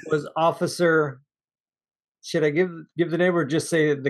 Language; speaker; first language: English; native; English